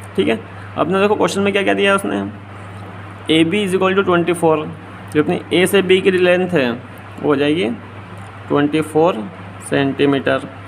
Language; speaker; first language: Hindi; native; Hindi